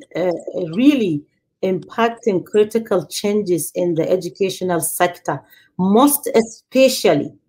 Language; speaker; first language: English; native; English